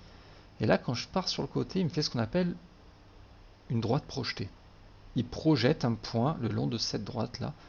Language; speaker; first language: French; native; French